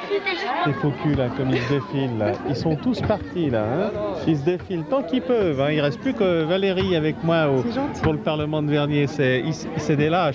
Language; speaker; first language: French; native; French